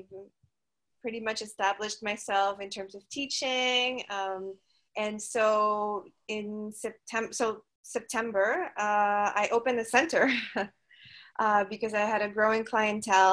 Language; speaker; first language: English; non-native, local second language; Filipino